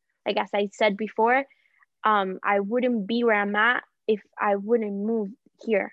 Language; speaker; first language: English; non-native, fluent; Spanish